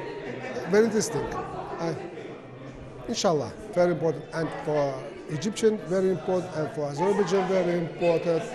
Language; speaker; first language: English; non-native, learner; Azerbaijani